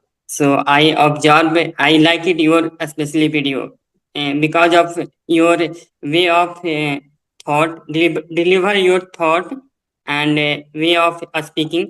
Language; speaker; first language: English; non-native, learner; Hindi